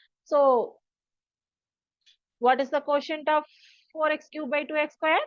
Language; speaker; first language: English; non-native, local second language; Tamil